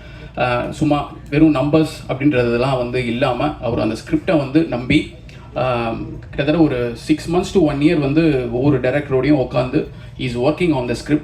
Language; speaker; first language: Tamil; native; Tamil